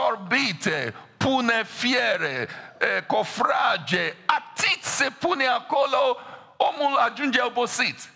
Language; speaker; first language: Romanian; non-native, fluent; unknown